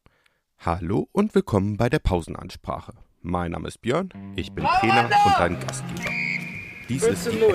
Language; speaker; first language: German; native; German